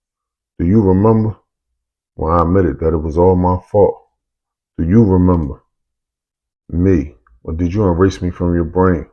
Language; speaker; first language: English; native; English